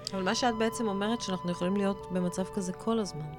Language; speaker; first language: Hebrew; native; Hebrew